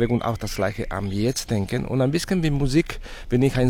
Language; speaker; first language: German; non-native, fluent; Catalan